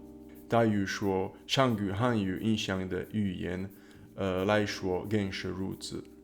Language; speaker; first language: Chinese; non-native, fluent; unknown